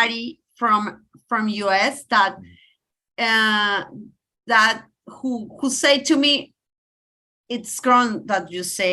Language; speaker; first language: English; non-native, learner; Spanish